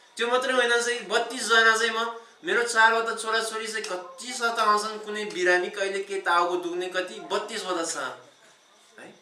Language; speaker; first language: Nepali; non-native, fluent; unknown